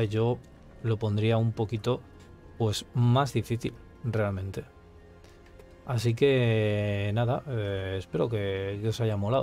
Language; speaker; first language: Spanish; native; Spanish